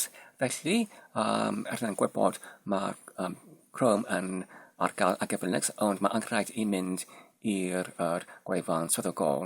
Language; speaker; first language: Welsh; non-native, learner; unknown